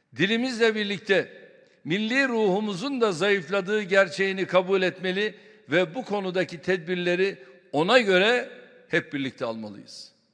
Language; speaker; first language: Turkish; native; Turkish